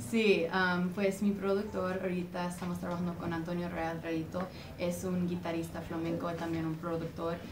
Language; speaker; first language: Spanish; early bilingual, other home language; English